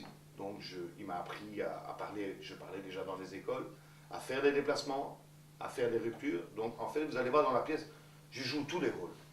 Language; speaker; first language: French; native; French